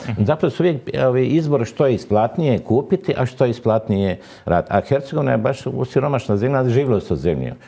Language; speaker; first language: Croatian; native; Croatian